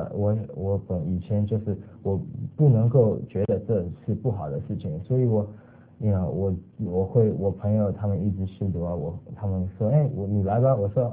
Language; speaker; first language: Chinese; early bilingual, other home language; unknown